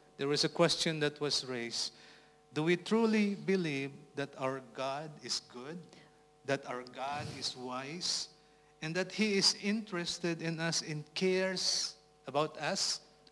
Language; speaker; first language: English; non-native, local second language; Filipino